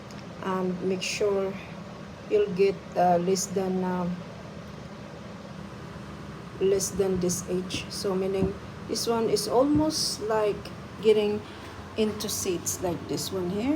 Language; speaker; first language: English; non-native, local second language; Filipino